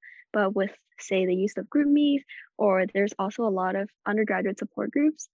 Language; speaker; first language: English; non-native, local second language; Cantonese